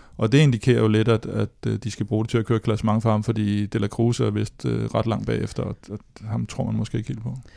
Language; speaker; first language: Danish; native; Danish